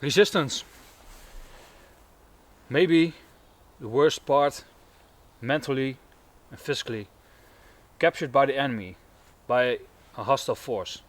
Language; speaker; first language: English; non-native, fluent; Dutch